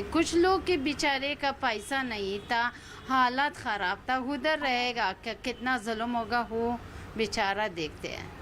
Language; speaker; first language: Hindi; non-native, learner; Persian